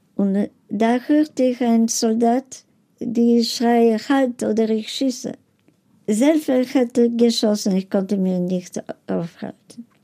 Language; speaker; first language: German; non-native, fluent; Polish